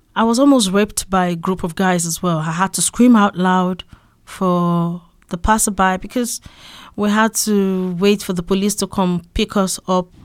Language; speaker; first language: English; non-native, local second language; Yoruba